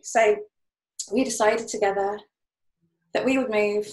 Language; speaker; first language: English; native; English